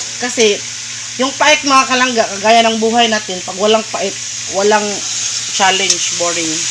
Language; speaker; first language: Filipino; non-native, local second language; Cebuano